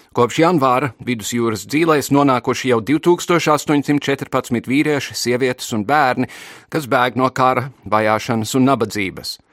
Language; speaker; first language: Latvian; early bilingual, heritage; Latvian